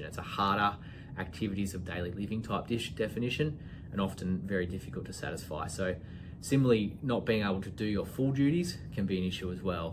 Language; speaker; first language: English; native; English